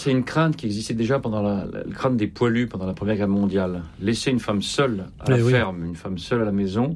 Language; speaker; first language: French; native; French